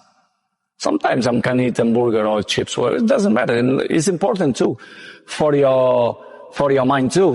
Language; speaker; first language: English; non-native, fluent; Portuguese